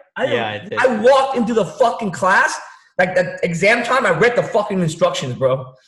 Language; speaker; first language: English; early bilingual, other home language; Vietnamese